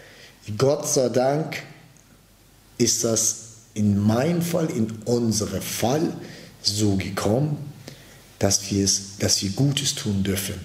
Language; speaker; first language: German; early bilingual, other home language; Turkish